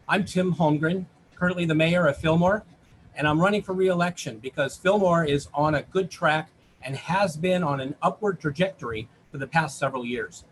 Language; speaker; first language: English; native; English